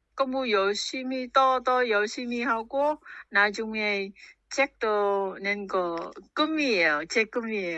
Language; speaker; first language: Korean; non-native, learner; Vietnamese